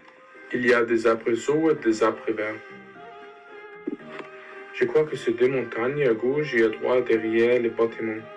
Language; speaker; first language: French; non-native, learner; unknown